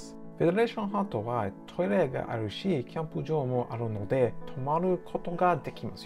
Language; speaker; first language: Japanese; non-native, learner; English